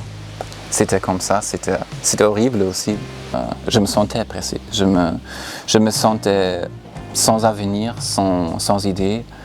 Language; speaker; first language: French; non-native, fluent; German